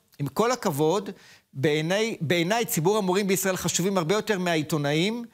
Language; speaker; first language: Hebrew; native; Hebrew